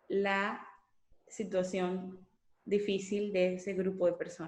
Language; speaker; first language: Spanish; native; Spanish